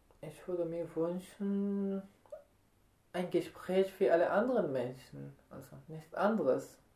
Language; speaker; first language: German; non-native, fluent; Arabic